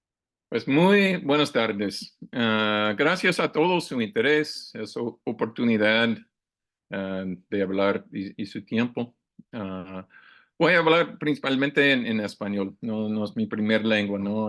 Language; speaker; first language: Spanish; non-native, learner; English